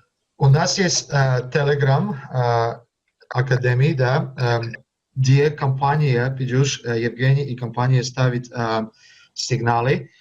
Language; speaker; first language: Russian; early bilingual, heritage; Russian